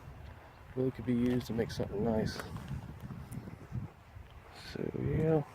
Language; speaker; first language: English; native; English